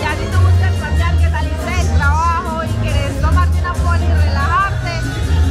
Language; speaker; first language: Spanish; native; Spanish